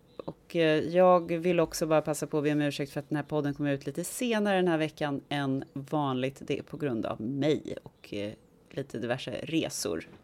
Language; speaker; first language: Swedish; native; Swedish